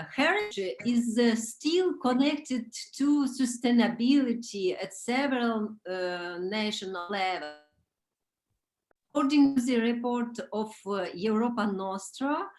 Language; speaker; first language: English; non-native, learner; Romanian